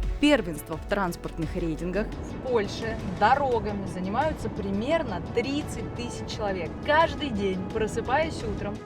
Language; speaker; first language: Russian; native; Russian